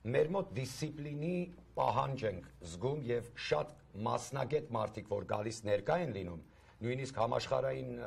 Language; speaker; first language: Armenian; early bilingual, heritage; Armenian